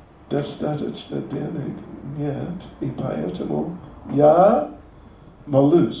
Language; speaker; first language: Russian; non-native, learner; English